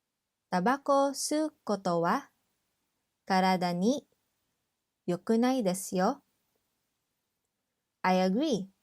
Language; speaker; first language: Japanese; non-native, fluent; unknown